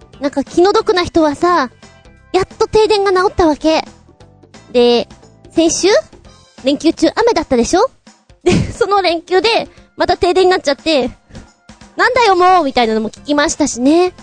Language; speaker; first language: Japanese; native; Japanese